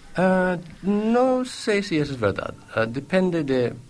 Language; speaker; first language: Spanish; non-native, fluent; English